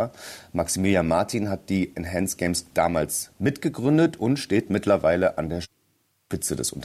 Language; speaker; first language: German; native; German